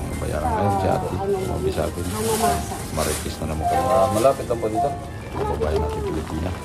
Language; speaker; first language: Filipino; non-native, local second language; Cebuano